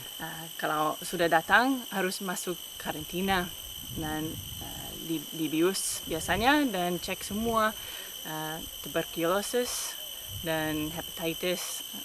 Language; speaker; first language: Indonesian; non-native, fluent; English